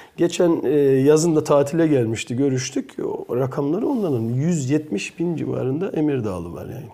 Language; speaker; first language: Turkish; early bilingual, heritage; Turkish